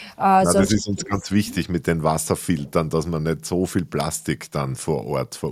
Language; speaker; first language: German; native; German